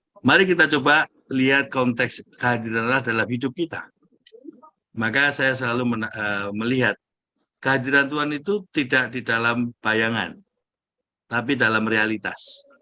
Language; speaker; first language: Indonesian; native; Indonesian